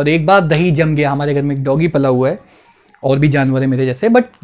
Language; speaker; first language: Hindi; native; Hindi